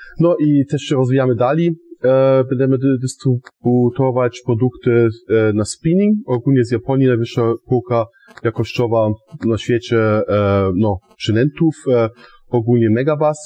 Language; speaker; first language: Polish; non-native, fluent; German